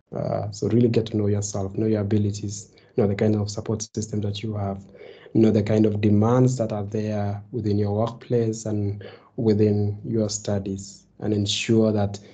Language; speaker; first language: English; non-native, local second language; Kalenjin